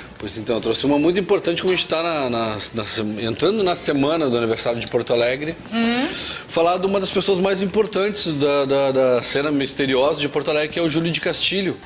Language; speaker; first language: Portuguese; native; Portuguese